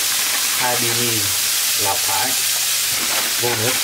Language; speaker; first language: Vietnamese; native; Vietnamese